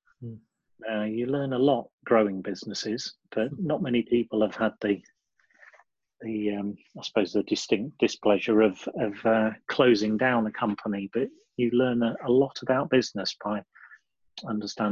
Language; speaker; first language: English; native; English